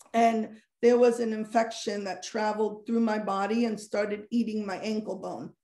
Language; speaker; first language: English; native; English